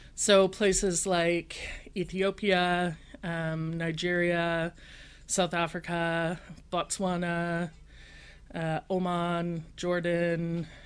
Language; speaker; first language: English; native; English